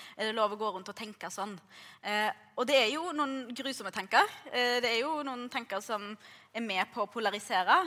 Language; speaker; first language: Norwegian; early bilingual, other home language; Arabic